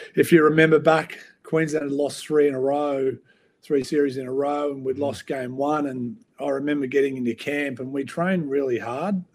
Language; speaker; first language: English; native; English